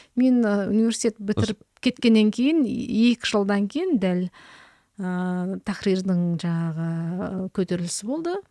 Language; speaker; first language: Kazakh; early bilingual, heritage; Kazakh